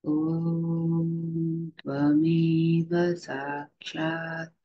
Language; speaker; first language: English; non-native, local second language; Telugu